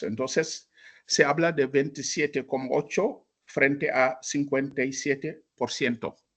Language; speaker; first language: Spanish; non-native, fluent; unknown